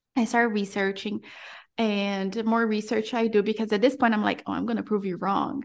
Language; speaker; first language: English; non-native, fluent; Portuguese